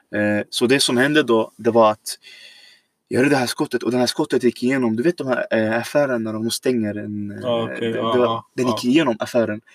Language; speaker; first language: Swedish; non-native, fluent; Arabic